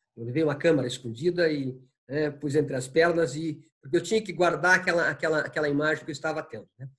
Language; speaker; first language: Portuguese; native; Portuguese